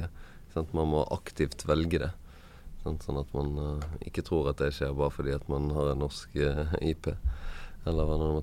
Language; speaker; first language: Norwegian; native; Norwegian